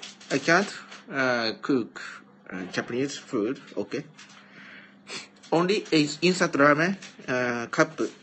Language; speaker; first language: English; non-native, learner; Japanese